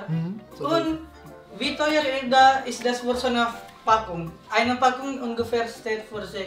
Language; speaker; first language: German; non-native, learner; Indonesian